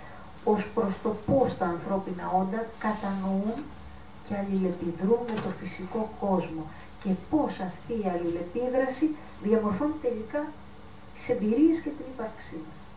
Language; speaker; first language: Greek; native; Greek